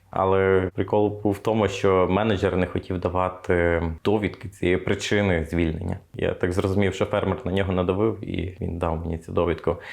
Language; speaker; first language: Ukrainian; native; Ukrainian